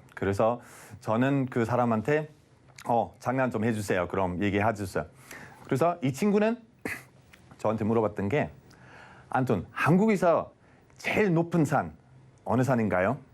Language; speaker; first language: Korean; non-native, fluent; German